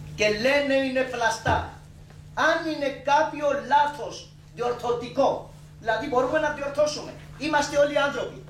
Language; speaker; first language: Greek; non-native, learner; Urdu